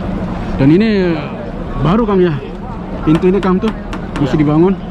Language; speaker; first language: Indonesian; non-native, local second language; Javanese